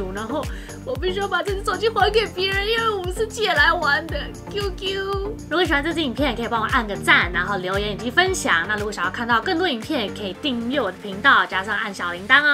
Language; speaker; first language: Chinese; native; Chinese